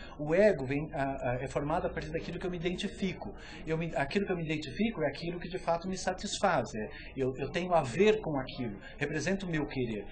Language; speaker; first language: Portuguese; native; Portuguese